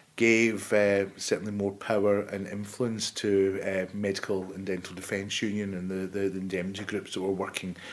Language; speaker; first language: English; native; English